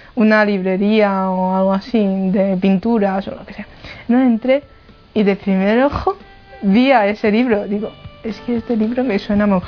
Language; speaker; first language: Spanish; non-native, fluent; Chinese